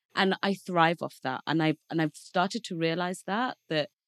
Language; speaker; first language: English; native; English